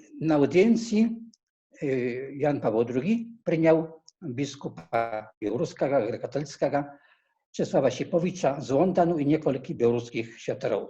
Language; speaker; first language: Polish; non-native, learner; Belarusian